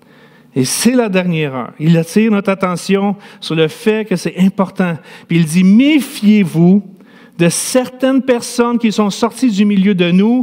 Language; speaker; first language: French; native; French